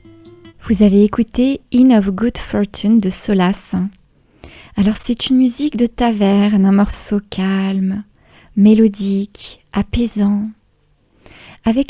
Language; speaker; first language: French; native; French